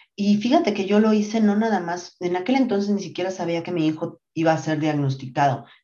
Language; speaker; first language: Spanish; native; Spanish